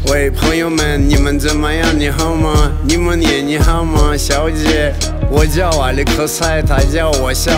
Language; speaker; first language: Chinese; non-native, learner; Russian